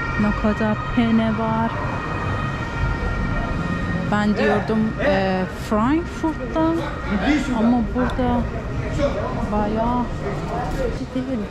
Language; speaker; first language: Turkish; non-native, learner; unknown